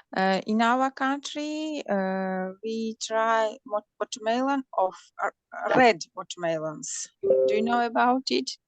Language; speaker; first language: English; non-native, learner; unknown